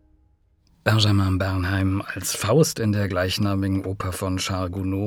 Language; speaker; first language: German; native; German